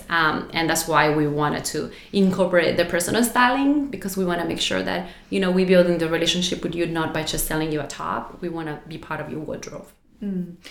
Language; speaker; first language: English; non-native, fluent; Spanish